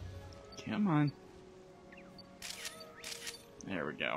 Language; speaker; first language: English; native; English